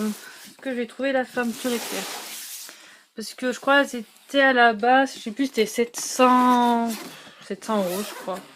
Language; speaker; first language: French; native; French